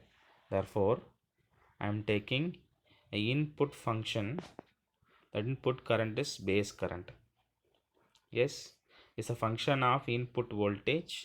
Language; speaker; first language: English; non-native, local second language; Tamil